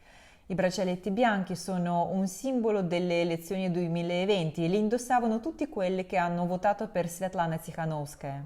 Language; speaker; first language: Italian; non-native, fluent; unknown